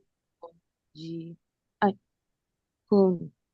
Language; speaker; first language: Japanese; non-native, learner; Filipino